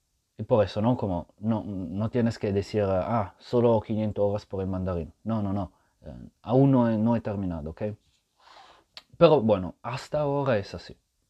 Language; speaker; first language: Spanish; non-native, fluent; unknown